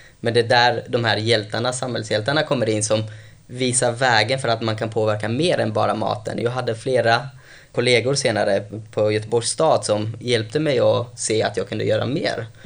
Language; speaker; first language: Swedish; early bilingual, other home language; Albanian